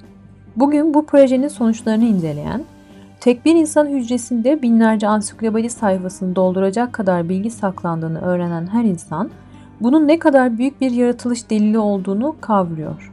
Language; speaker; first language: Turkish; native; Turkish